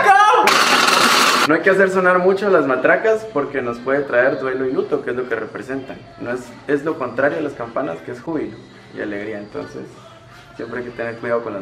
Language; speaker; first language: Spanish; native; Spanish